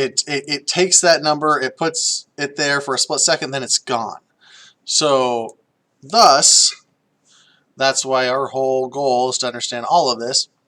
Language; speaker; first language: English; native; English